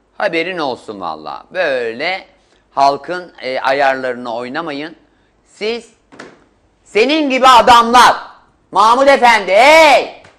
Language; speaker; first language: Turkish; native; Turkish